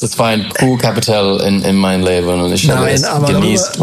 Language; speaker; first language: German; non-native, learner; English